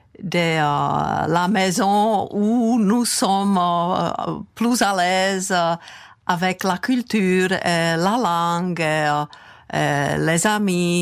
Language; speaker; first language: French; non-native, fluent; Czech